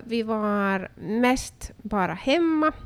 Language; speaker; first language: Swedish; non-native, local second language; Finnish